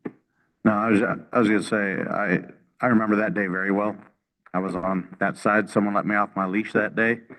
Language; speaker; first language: English; native; English